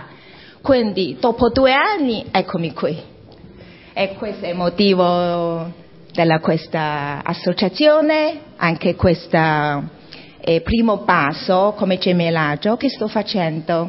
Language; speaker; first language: Italian; non-native, fluent; Chinese